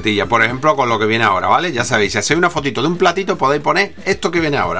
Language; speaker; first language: Spanish; native; Spanish